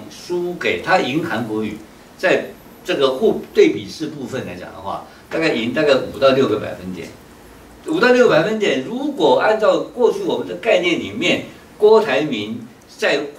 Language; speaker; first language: Chinese; native; Chinese